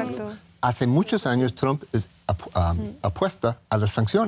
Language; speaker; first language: Spanish; non-native, learner; English